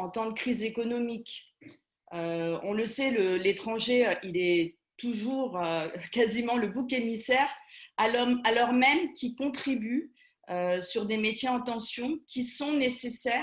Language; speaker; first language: French; native; French